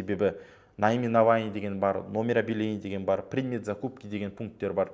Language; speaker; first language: Russian; non-native, local second language; Kazakh